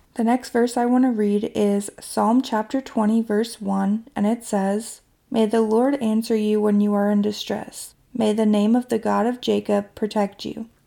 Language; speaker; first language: English; native; English